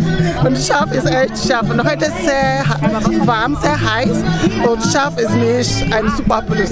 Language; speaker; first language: German; non-native, fluent; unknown